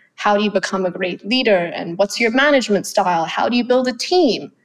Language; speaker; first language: English; non-native, fluent; Thai